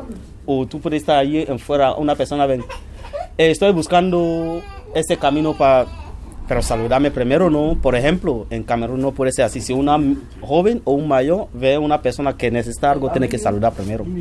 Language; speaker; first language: Spanish; non-native, fluent; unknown